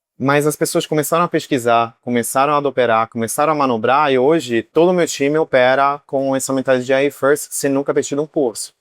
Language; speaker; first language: Portuguese; non-native, fluent; Italian